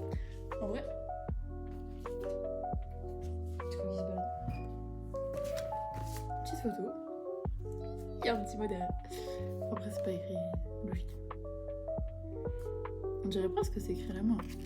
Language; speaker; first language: French; native; French